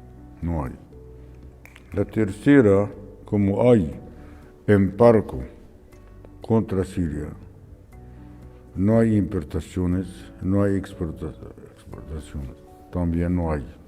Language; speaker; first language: Spanish; non-native, fluent; Arabic